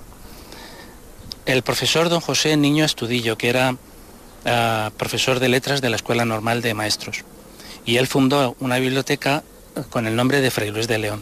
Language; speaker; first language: Spanish; native; Spanish